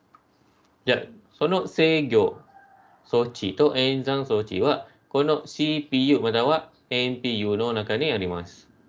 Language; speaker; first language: Japanese; non-native, fluent; Malay